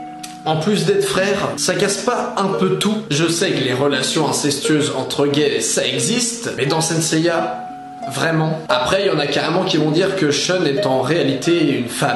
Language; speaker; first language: French; native; French